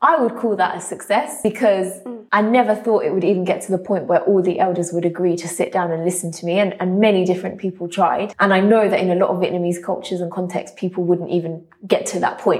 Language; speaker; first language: English; early bilingual, other home language; Vietnamese